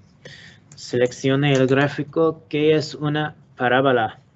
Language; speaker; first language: Spanish; non-native, learner; English